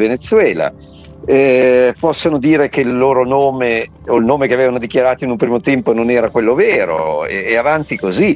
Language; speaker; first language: Italian; native; Italian